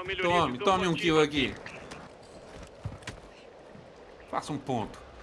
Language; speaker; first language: Portuguese; native; Portuguese